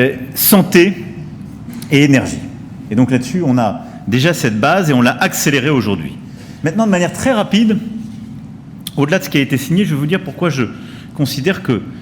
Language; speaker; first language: French; native; French